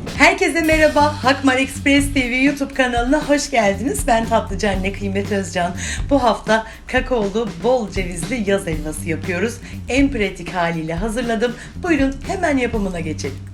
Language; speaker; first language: Turkish; native; Turkish